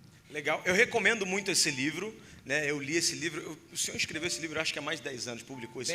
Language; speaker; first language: Portuguese; native; Portuguese